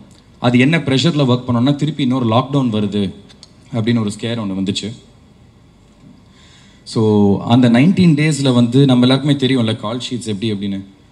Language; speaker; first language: Tamil; native; Tamil